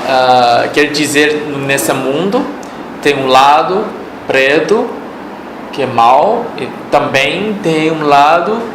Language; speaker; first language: Portuguese; non-native, fluent; Chinese